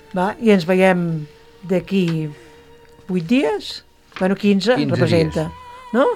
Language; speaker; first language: Catalan; native; Catalan